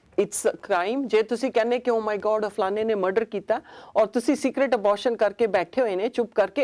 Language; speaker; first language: Punjabi; early bilingual, heritage; Punjabi